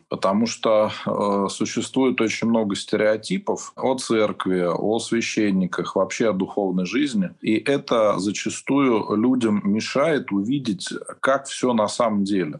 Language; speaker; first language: Russian; native; Russian